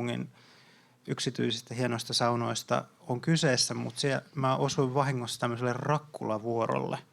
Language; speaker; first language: Finnish; native; Finnish